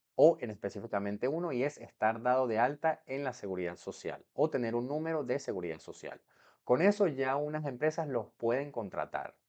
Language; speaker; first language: Spanish; native; Spanish